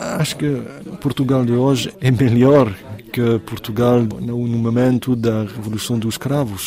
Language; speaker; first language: Portuguese; non-native, fluent; French